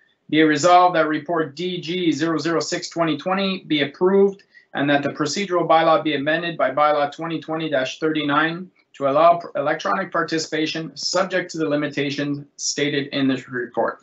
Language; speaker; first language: English; non-native, local second language; French